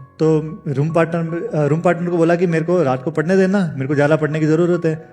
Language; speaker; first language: Hindi; native; Hindi